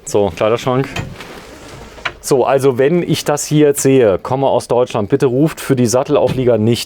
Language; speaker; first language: German; native; German